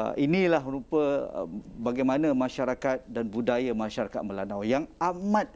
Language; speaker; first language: Malay; native; Malay